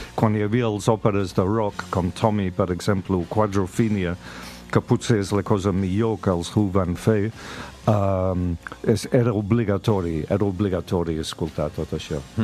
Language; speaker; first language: Catalan; non-native, fluent; English